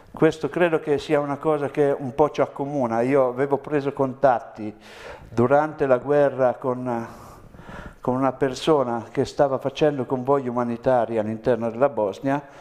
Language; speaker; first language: Italian; native; Italian